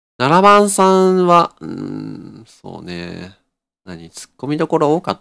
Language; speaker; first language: Japanese; native; Japanese